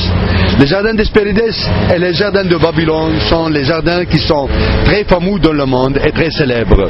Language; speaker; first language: French; non-native, fluent; Arabic